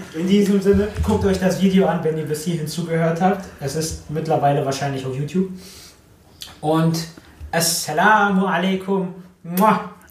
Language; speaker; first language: German; early bilingual, other home language; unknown